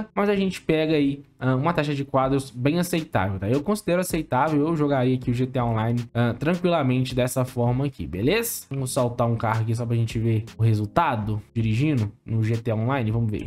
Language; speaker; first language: Portuguese; native; Portuguese